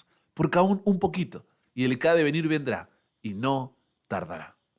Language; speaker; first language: Spanish; native; Spanish